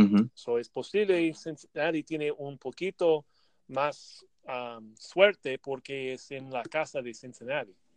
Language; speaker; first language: Spanish; non-native, learner; English